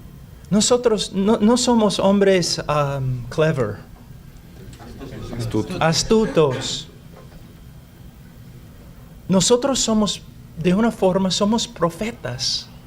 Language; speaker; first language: Spanish; non-native, fluent; English